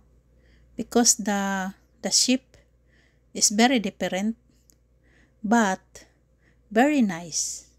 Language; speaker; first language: English; non-native, learner; Filipino